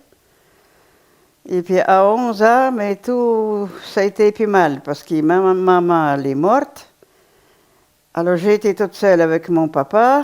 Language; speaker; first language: French; non-native, fluent; Polish